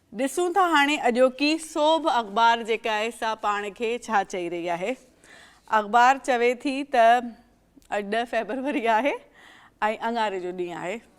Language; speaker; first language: Sindhi; native; Sindhi